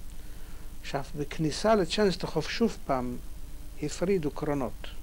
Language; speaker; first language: Hebrew; non-native, fluent; Polish